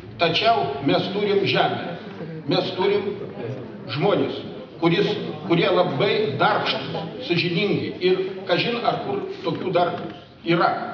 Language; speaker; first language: Lithuanian; non-native, local second language; Russian